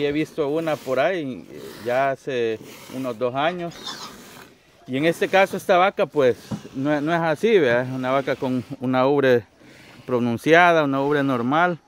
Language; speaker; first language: Spanish; native; Spanish